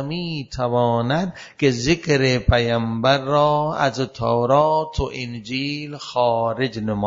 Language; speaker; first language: Persian; non-native, fluent; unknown